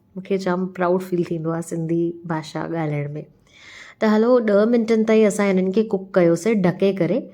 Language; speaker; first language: Sindhi; early bilingual, heritage; Sindhi